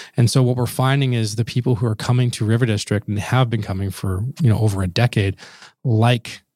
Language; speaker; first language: English; native; English